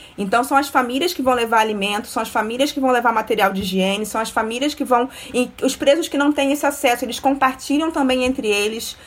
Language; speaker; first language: Portuguese; native; Portuguese